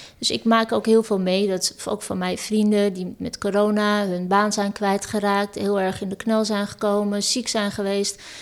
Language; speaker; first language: Dutch; early bilingual, other home language; Turkish